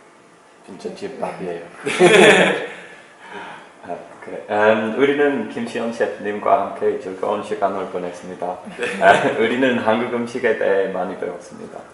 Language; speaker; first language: Korean; non-native, learner; English